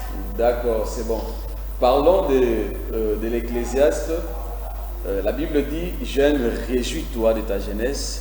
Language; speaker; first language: French; non-native, local second language; Lingala